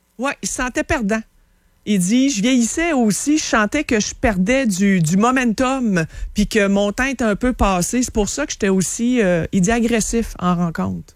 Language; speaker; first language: French; native; French